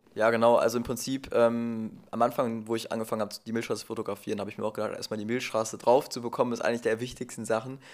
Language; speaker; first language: German; native; German